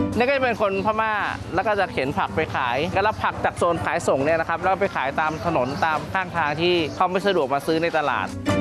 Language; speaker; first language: Thai; early bilingual, other home language; Chinese